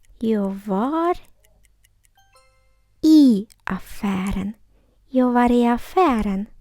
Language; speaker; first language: Swedish; non-native, fluent; Ukrainian